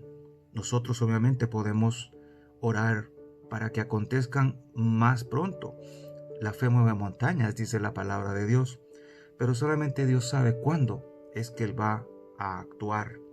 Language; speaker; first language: Spanish; native; Spanish